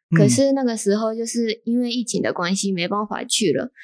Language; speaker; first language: Chinese; non-native, fluent; Japanese